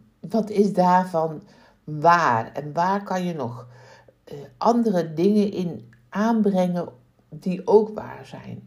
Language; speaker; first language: Dutch; native; Dutch